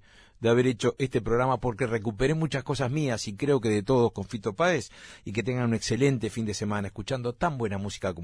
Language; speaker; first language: Spanish; native; Spanish